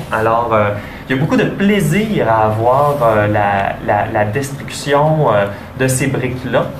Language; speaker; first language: French; native; French